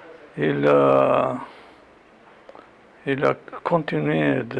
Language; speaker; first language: French; non-native, fluent; Albanian